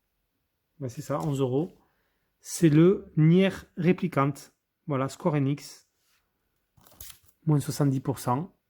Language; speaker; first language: French; native; French